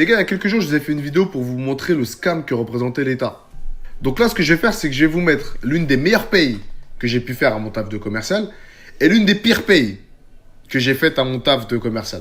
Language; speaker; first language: French; native; French